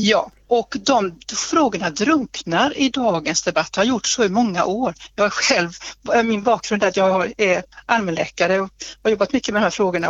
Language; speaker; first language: Swedish; native; Swedish